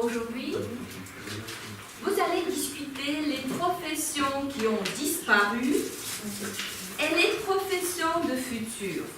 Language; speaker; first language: French; non-native, fluent; Ukrainian